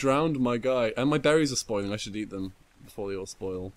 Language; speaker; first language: English; native; English